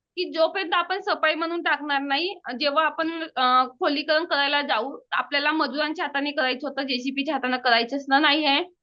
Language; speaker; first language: Marathi; native; Marathi